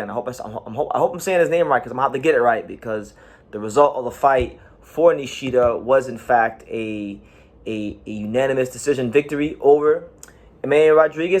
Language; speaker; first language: English; native; English